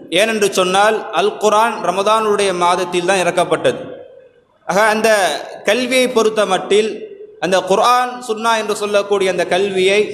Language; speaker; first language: Tamil; native; Tamil